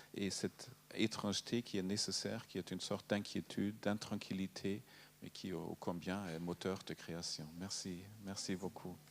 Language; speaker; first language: French; non-native, fluent; German